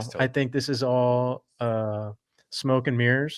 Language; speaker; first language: English; native; English